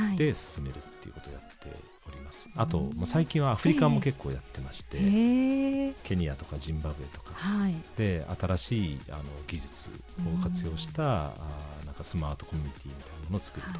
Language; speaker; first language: Japanese; native; Japanese